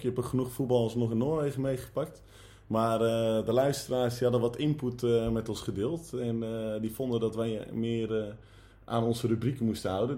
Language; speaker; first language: Dutch; native; Dutch